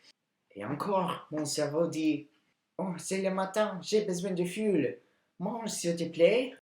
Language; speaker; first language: French; non-native, learner; English